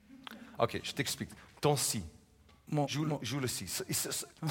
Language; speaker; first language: French; non-native, fluent; English